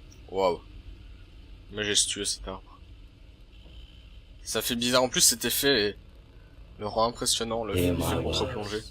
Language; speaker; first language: French; native; French